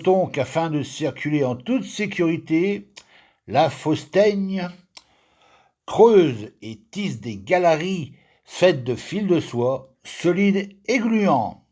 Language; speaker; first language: French; native; French